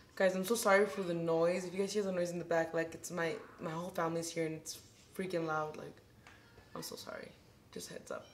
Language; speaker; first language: English; early bilingual, other home language; Spanish